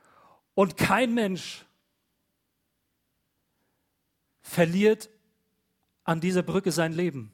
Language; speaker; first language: German; native; German